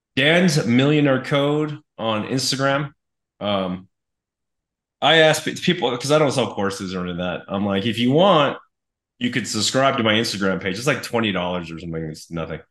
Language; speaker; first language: English; native; English